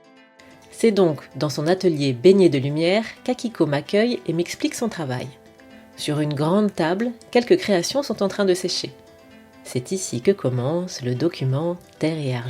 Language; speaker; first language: French; native; French